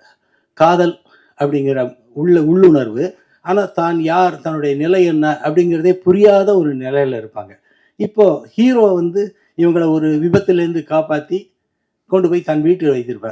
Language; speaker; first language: Tamil; native; Tamil